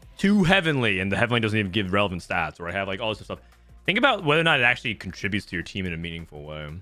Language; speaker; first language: English; native; English